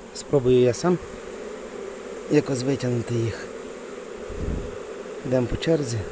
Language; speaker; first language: Ukrainian; native; Ukrainian